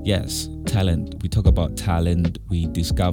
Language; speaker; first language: English; non-native, local second language; Tswana